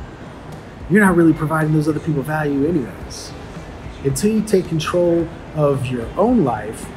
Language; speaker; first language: English; native; English